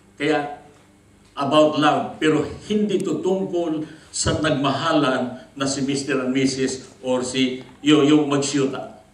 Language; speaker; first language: Filipino; non-native, local second language; Cebuano